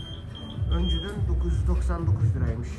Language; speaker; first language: Turkish; native; Turkish